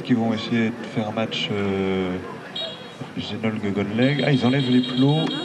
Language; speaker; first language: French; native; French